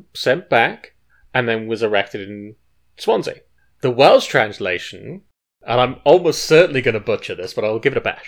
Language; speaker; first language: English; native; English